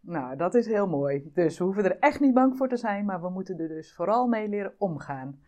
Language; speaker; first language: Dutch; native; Dutch